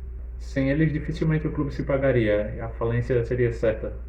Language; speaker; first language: Portuguese; native; Portuguese